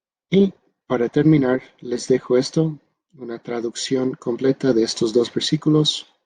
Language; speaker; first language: Spanish; non-native, fluent; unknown